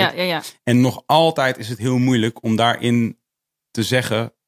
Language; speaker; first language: Dutch; native; Dutch